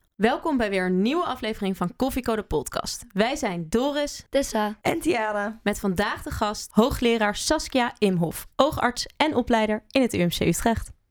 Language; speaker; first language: Dutch; native; Dutch